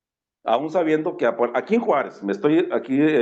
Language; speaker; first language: Spanish; native; Spanish